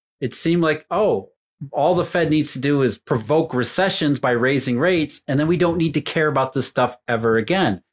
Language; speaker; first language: English; native; English